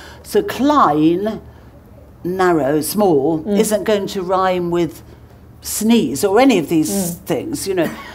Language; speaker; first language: English; native; English